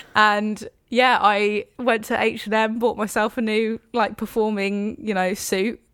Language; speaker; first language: English; native; English